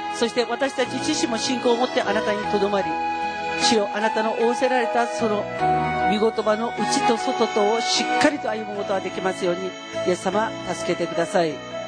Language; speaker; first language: Japanese; non-native, fluent; Korean